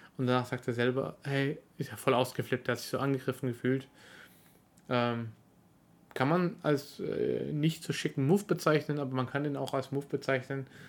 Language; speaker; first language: German; early bilingual, other home language; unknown